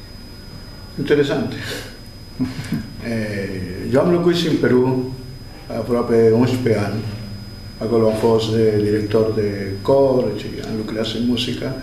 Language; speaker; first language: Romanian; non-native, learner; Spanish